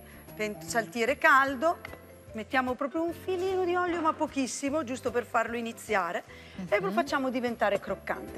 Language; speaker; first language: Italian; native; Italian